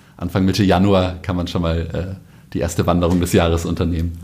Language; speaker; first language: German; native; German